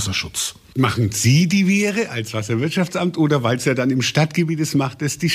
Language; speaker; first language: German; native; German